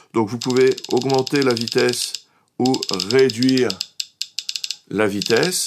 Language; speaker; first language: French; native; French